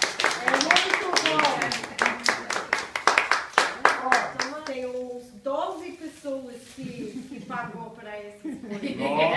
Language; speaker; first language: Portuguese; non-native, learner; English